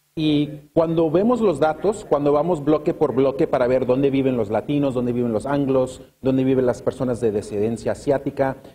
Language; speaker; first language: Spanish; early bilingual, other home language; English